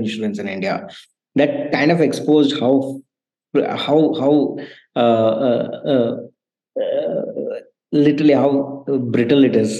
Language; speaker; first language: English; non-native, local second language; Kannada